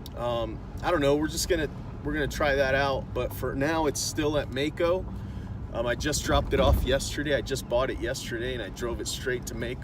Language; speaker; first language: English; native; English